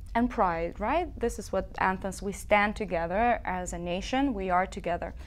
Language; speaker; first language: English; non-native, fluent; Lithuanian